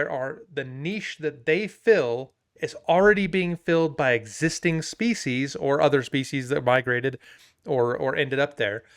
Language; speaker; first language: English; native; English